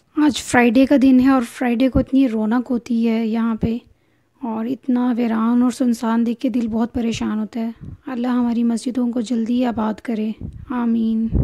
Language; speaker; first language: Urdu; native; Urdu